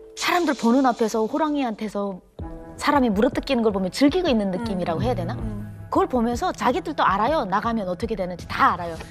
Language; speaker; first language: Korean; native; Korean